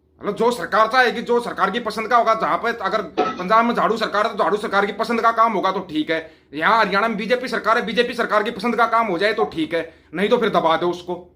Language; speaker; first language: Hindi; non-native, local second language; Punjabi